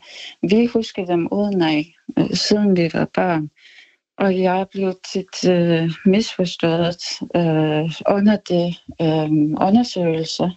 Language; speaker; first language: Danish; non-native, local second language; Kalaallisut